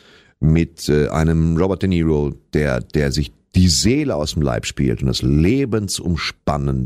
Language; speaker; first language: German; native; German